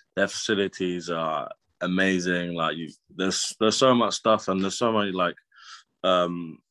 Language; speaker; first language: English; native; English